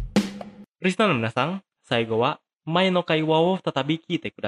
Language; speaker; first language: Japanese; non-native, fluent; Indonesian